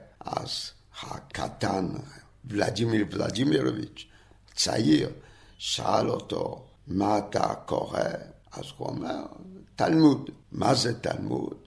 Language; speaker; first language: Hebrew; non-native, fluent; French